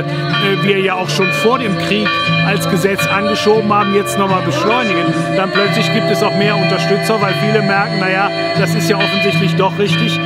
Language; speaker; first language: German; native; German